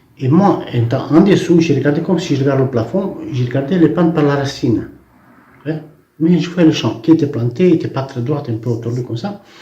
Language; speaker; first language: French; non-native, fluent; Romanian